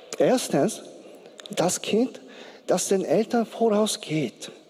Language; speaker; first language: German; non-native, learner; Korean